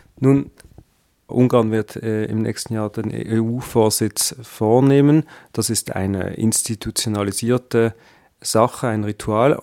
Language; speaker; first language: German; native; German